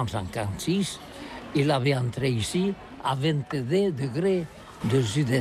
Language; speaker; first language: French; non-native, learner; Catalan